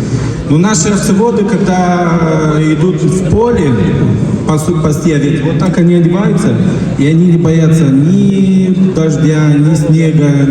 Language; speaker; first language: Russian; non-native, local second language; Romanian